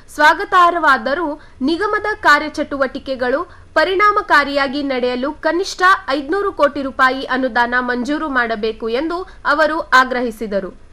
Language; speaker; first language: Kannada; native; Kannada